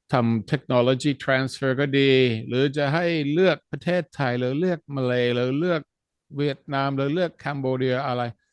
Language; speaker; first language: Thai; non-native, fluent; Dutch